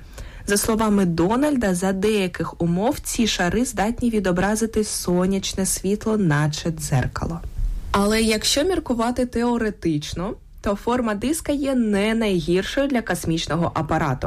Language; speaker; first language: Ukrainian; native; Ukrainian